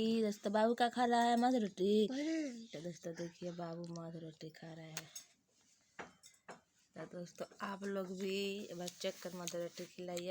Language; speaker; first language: Hindi; non-native, local second language; Bhojpuri